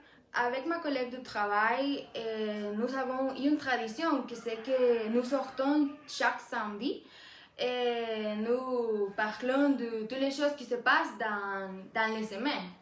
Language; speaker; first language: French; non-native, learner; Spanish